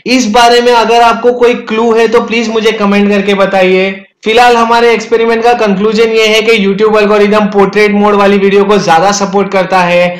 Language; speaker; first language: Hindi; native; Hindi